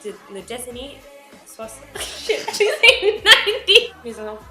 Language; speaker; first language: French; non-native, learner; English